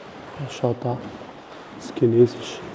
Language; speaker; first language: German; non-native, fluent; Mongolian